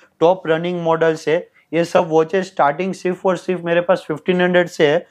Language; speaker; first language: Hindi; non-native, local second language; Telugu